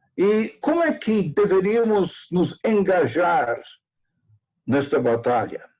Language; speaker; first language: Portuguese; non-native, fluent; English